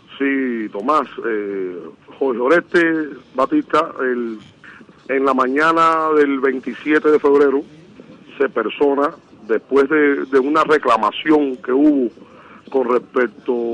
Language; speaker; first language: Spanish; native; Spanish